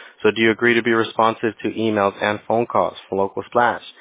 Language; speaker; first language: English; early bilingual, other home language; Spanish